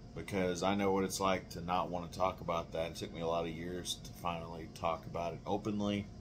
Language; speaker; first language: English; native; English